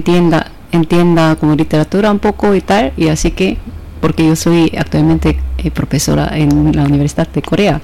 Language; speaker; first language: Spanish; non-native, fluent; Korean